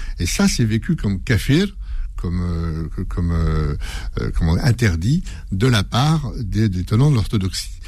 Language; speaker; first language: French; early bilingual, other home language; Kabyle